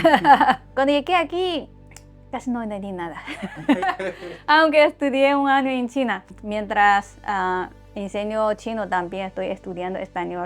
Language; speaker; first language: Spanish; non-native, fluent; Chinese